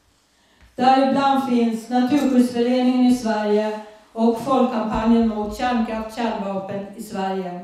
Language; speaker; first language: Swedish; native; Swedish